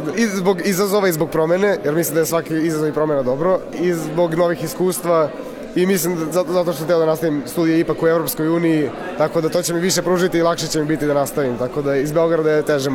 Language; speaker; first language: Serbian; native; Serbian